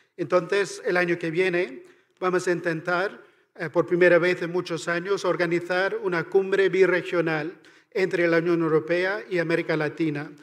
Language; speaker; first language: Spanish; non-native, fluent; Irish